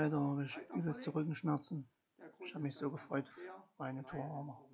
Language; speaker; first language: German; native; German